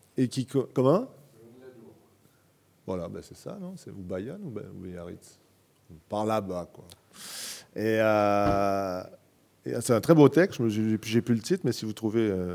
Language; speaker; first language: French; native; French